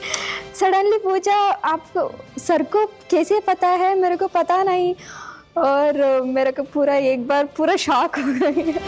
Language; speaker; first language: Hindi; non-native, local second language; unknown